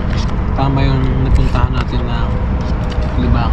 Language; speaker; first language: Filipino; native; Filipino